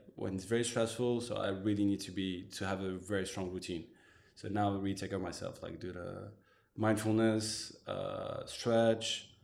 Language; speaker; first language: English; non-native, fluent; Arabic